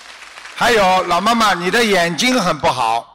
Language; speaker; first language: Chinese; native; Chinese